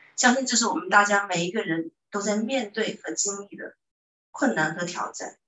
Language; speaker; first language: Chinese; native; Chinese